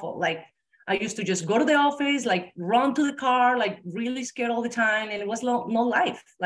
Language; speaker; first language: English; non-native, fluent; Spanish